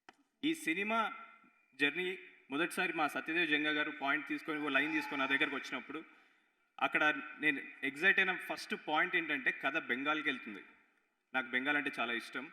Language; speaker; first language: Telugu; native; Telugu